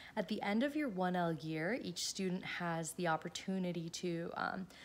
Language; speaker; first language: English; native; English